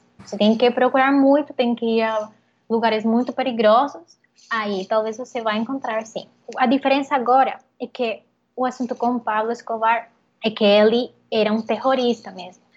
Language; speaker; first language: Portuguese; non-native, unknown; Spanish